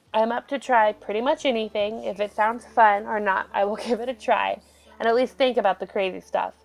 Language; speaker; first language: English; native; English